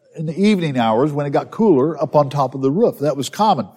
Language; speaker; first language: English; native; English